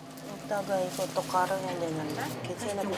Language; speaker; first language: Korean; non-native, learner; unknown